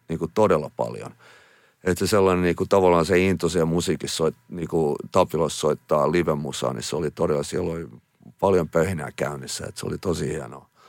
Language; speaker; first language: Finnish; native; Finnish